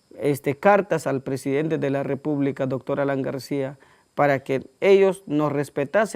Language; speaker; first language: Spanish; non-native, local second language; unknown